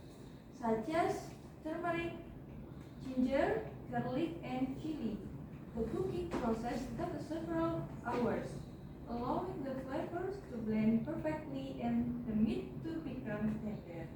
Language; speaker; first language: English; non-native, learner; Indonesian